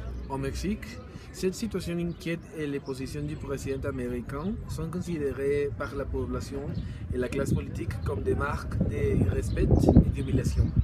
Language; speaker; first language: French; non-native, learner; Spanish